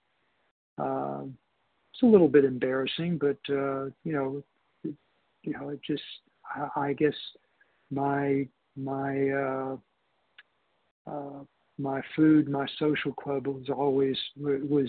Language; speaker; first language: English; native; English